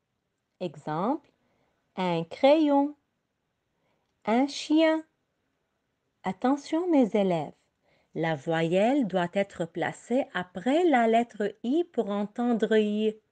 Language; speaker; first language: French; non-native, local second language; Arabic